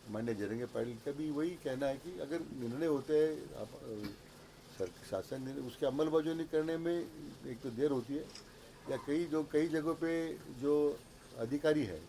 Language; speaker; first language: Hindi; non-native, local second language; Marathi